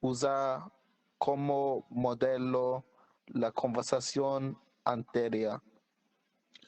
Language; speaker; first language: Spanish; non-native, learner; English